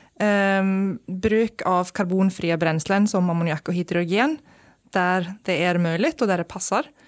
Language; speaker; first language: Norwegian; non-native, fluent; Icelandic